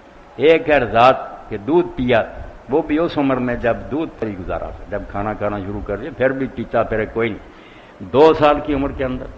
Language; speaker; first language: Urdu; non-native, local second language; Punjabi